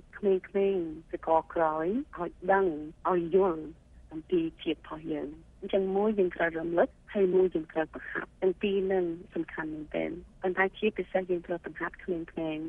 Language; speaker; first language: Khmer; early bilingual, heritage; Khmer